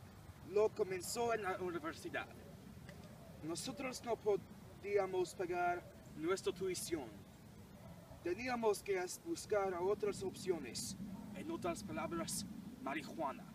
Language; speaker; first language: Spanish; non-native, learner; English